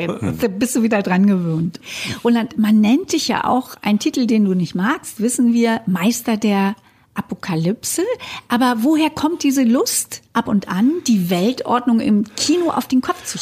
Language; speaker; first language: German; native; German